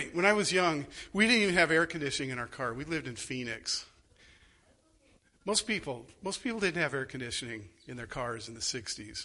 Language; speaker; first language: English; native; English